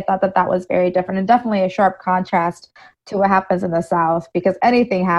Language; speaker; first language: English; early bilingual, other home language; Spanish